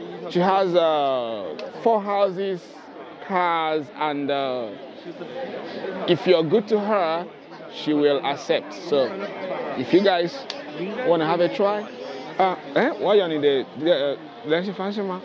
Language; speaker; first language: English; non-native, local second language; Igbo